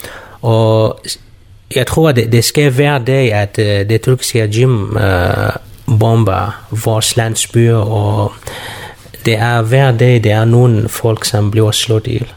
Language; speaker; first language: Danish; non-native, learner; Kurdish